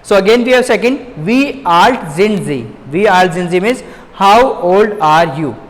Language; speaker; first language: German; non-native, fluent; Hindi